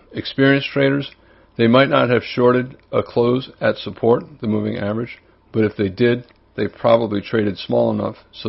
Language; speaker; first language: English; native; English